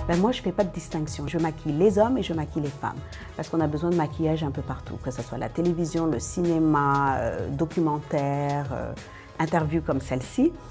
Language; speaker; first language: French; early bilingual, other home language; Wolof